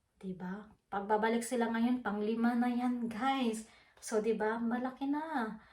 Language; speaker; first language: Filipino; non-native, local second language; Waray